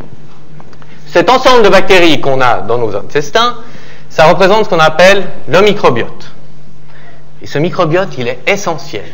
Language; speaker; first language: French; native; French